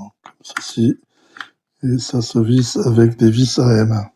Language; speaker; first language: French; native; French